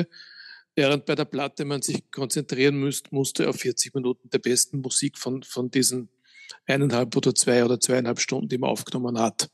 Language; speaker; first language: German; native; German